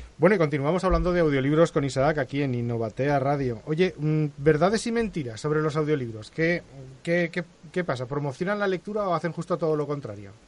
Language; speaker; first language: Spanish; native; Spanish